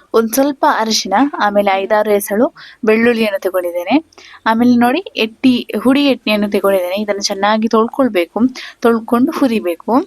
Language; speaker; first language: Kannada; non-native, local second language; Tulu